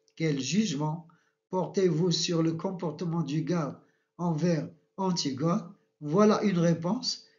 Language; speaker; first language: French; non-native, local second language; Arabic